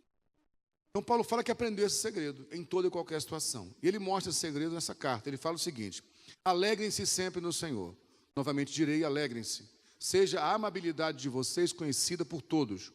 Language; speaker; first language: Portuguese; native; Portuguese